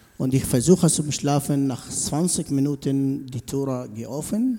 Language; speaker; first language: German; non-native, learner; Arabic